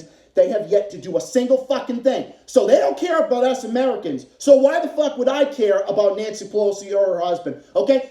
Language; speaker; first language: English; native; English